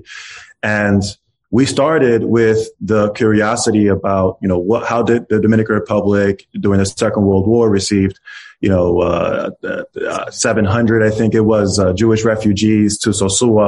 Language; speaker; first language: English; native; English